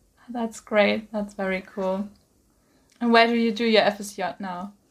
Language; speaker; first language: English; non-native, fluent; German